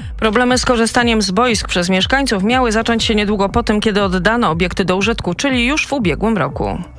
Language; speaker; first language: Polish; native; Polish